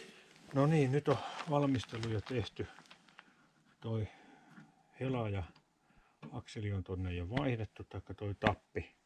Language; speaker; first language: Finnish; native; Finnish